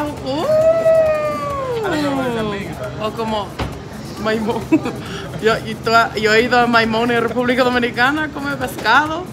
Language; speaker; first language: Spanish; non-native, fluent; English